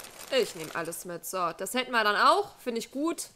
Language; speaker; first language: German; native; German